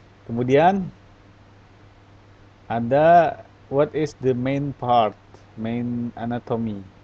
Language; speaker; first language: English; non-native, fluent; Indonesian